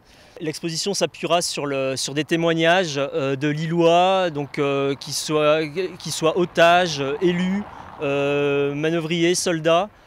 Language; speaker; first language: French; native; French